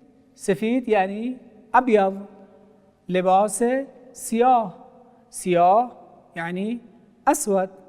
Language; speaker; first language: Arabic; non-native, fluent; Persian